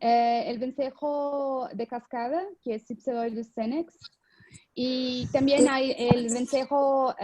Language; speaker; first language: Spanish; non-native, fluent; Portuguese